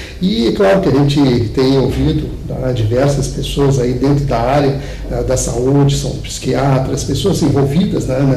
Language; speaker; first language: Portuguese; native; Portuguese